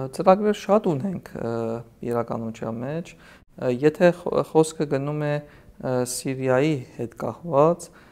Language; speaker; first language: Armenian; native; Armenian